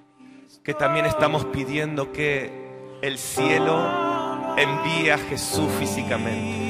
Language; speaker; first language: Spanish; native; Spanish